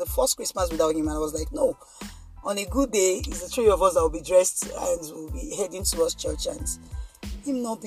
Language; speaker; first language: English; non-native, local second language; Yoruba